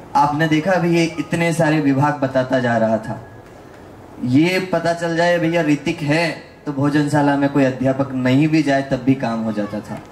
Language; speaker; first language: Hindi; native; Hindi